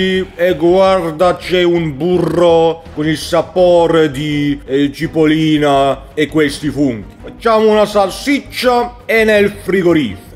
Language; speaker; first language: Italian; non-native, learner; Swedish